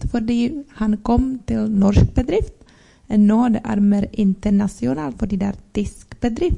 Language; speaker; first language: Norwegian; non-native, learner; Czech